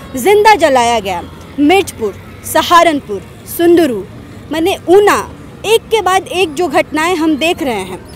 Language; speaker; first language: Hindi; native; Hindi